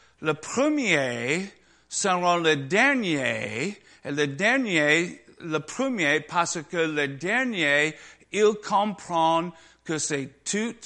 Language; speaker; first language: French; non-native, learner; English